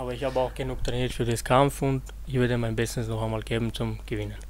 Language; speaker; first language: German; non-native, fluent; Armenian